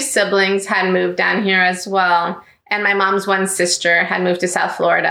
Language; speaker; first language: English; early bilingual, other home language; Greek